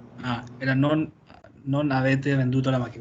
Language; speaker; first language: Italian; non-native, learner; Spanish